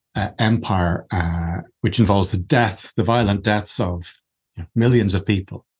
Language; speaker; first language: English; native; English